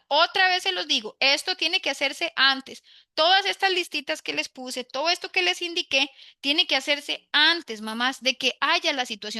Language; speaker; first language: Spanish; native; Spanish